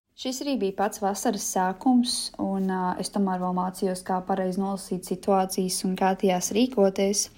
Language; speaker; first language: Latvian; native; Latvian